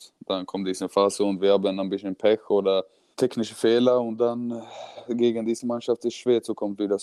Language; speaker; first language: German; non-native, learner; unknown